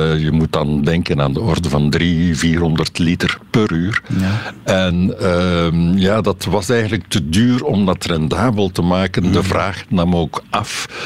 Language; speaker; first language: Dutch; native; Dutch